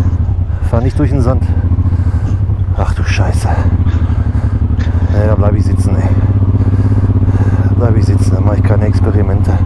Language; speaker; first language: German; native; German